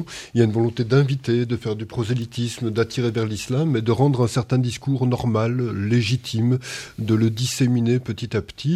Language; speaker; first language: French; native; French